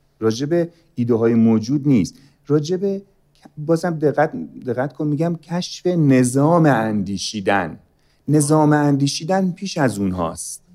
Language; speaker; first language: Persian; native; Persian